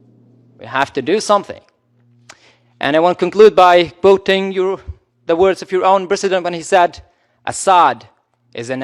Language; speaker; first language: English; non-native, local second language; Arabic